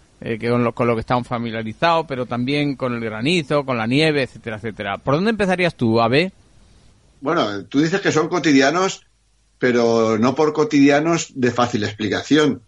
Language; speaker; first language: Spanish; native; Spanish